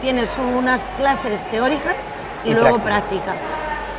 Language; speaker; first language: Spanish; native; Spanish